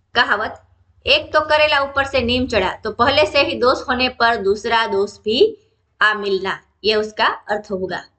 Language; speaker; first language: Hindi; non-native, local second language; Gujarati